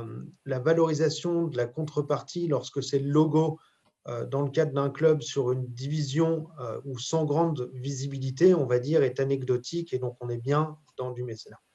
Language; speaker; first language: French; native; French